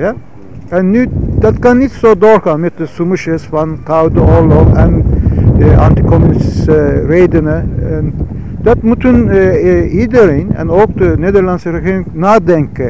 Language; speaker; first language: Dutch; non-native, fluent; Turkish